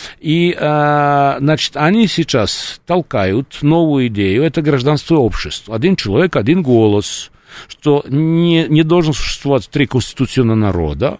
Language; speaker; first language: Russian; non-native, fluent; Serbian